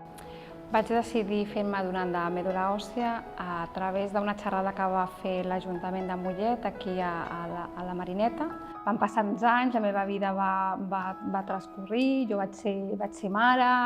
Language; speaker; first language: Catalan; native; Catalan